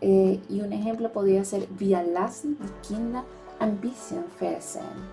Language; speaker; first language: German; non-native, fluent; Spanish